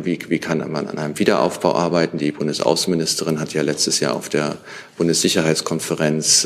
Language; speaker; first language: German; native; German